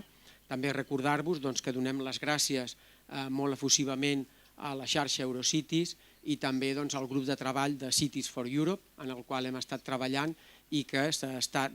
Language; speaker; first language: Catalan; native; Catalan